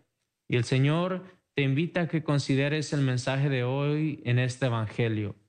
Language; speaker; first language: Spanish; native; Spanish